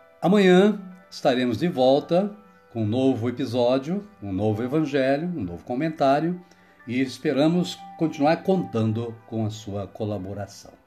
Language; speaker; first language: Portuguese; native; Portuguese